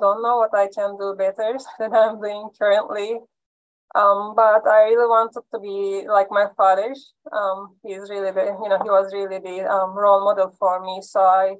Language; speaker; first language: English; non-native, fluent; Turkish